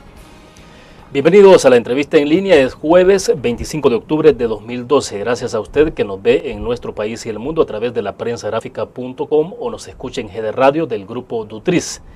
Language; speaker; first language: Spanish; native; Spanish